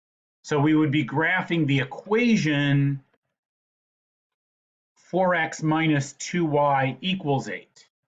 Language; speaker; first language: English; native; English